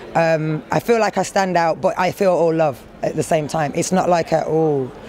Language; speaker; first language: English; native; English